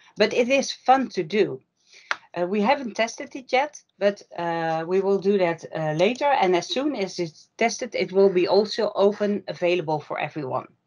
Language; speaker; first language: English; non-native, fluent; Dutch